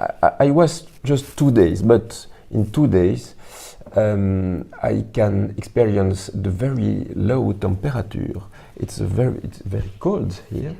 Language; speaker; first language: English; non-native, learner; French